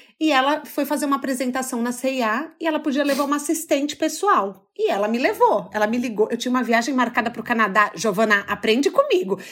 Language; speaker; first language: Portuguese; native; Portuguese